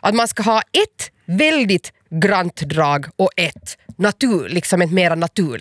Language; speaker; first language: Swedish; native; Swedish